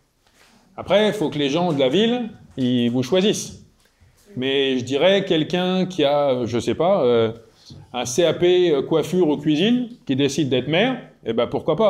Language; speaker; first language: French; native; French